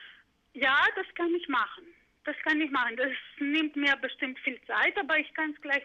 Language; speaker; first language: German; non-native, fluent; Greek